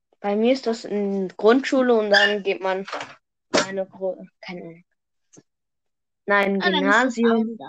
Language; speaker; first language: German; early bilingual, other home language; Vietnamese